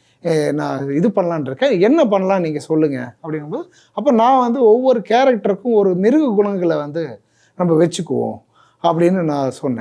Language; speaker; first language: Tamil; native; Tamil